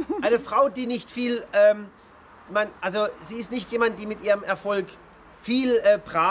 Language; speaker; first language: German; native; German